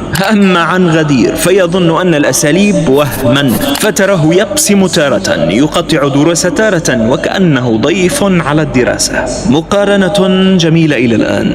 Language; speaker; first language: Arabic; native; Arabic